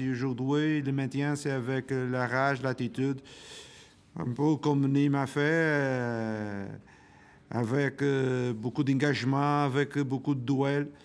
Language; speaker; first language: French; non-native, learner; Portuguese